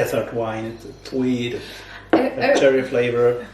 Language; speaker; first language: English; non-native, learner; German